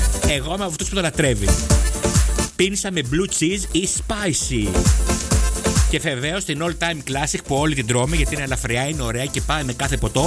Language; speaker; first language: Greek; native; Greek